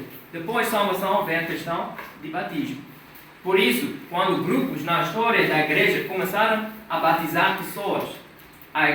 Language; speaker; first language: Portuguese; non-native, fluent; English